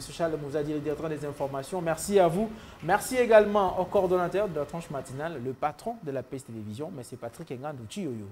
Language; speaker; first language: French; native; French